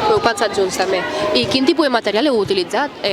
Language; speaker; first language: Catalan; native; Catalan